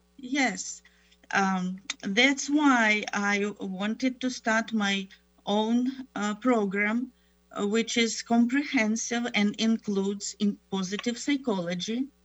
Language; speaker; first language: English; non-native, fluent; Russian